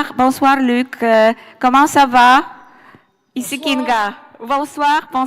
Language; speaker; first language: French; non-native, learner; Polish